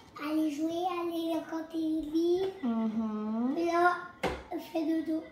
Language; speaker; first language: French; native; French